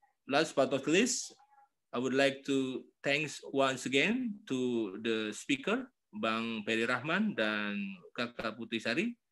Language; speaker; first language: English; non-native, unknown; Indonesian